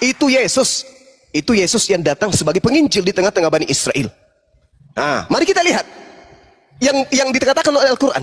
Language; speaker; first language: Indonesian; native; Indonesian